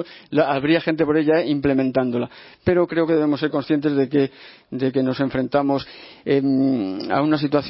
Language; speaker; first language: Spanish; native; Spanish